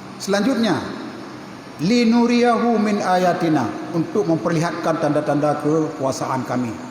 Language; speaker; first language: Malay; non-native, local second language; Achinese